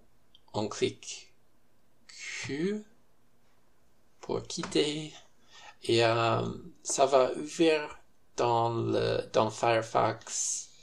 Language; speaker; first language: French; non-native, fluent; English